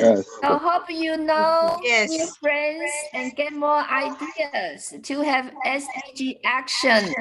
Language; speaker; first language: English; non-native, fluent; Chinese